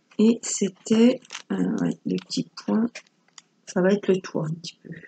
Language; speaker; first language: French; native; French